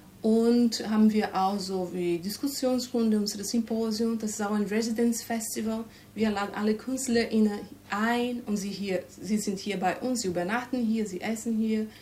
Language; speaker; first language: German; non-native, fluent; Portuguese